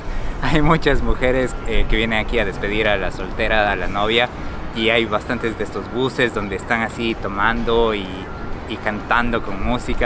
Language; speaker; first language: Spanish; native; Spanish